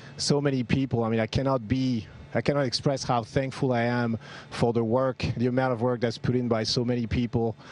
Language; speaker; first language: English; non-native, fluent; French